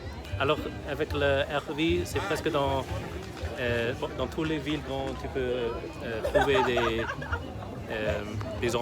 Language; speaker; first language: French; non-native, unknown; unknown